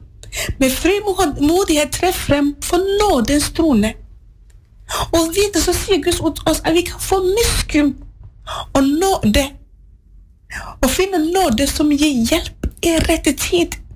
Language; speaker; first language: Swedish; non-native, learner; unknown